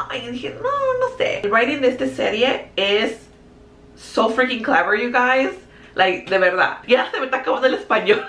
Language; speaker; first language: Spanish; early bilingual, heritage; Spanish